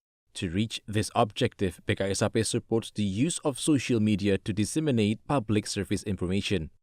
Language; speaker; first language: English; non-native, fluent; Indonesian